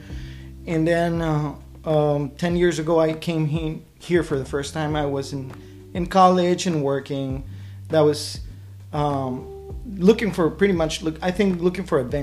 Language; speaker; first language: English; non-native, fluent; Spanish